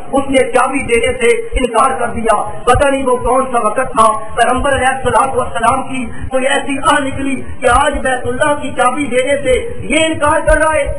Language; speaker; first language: Urdu; non-native, local second language; Punjabi